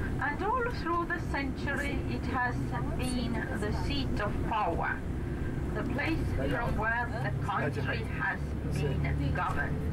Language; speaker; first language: English; non-native, fluent; Estonian